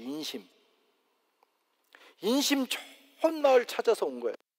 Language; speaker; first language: Korean; native; Korean